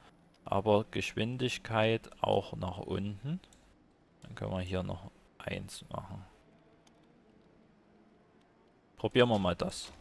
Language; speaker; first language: German; native; German